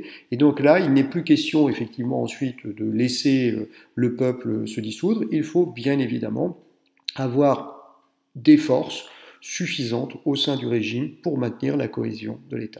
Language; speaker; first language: French; native; French